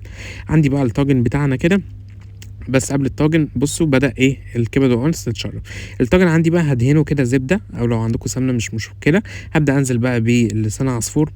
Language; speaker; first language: Arabic; native; Arabic